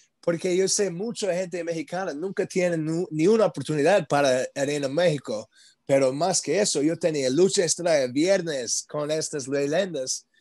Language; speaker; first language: Spanish; non-native, learner; English